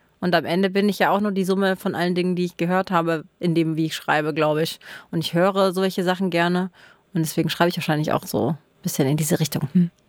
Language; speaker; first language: German; native; German